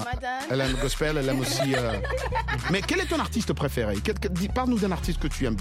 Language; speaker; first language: French; non-native, local second language; Lingala